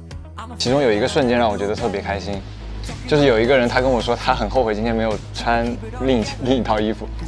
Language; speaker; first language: Chinese; native; Chinese